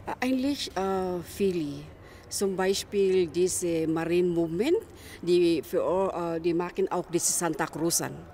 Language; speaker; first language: German; non-native, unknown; Filipino